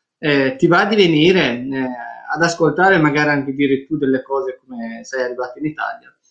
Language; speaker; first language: Italian; non-native, fluent; Persian